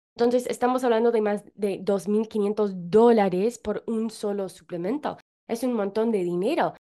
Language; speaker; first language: Spanish; non-native, fluent; English